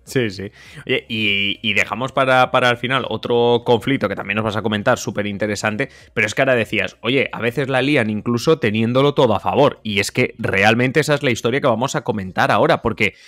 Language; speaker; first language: Spanish; native; Spanish